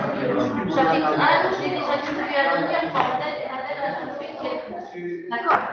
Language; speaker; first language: French; non-native, local second language; Arabic